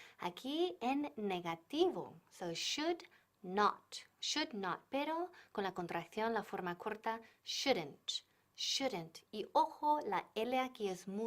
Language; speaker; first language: Spanish; non-native, fluent; English